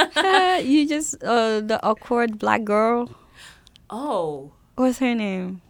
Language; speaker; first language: English; non-native, local second language; Yoruba